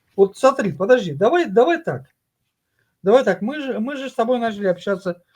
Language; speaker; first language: Russian; native; Russian